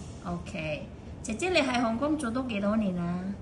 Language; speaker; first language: Cantonese; native; Cantonese